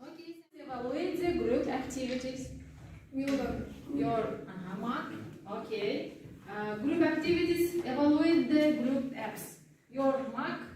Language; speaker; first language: English; non-native, learner; Kazakh